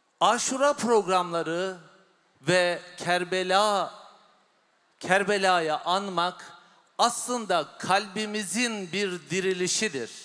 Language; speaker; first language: Turkish; native; Turkish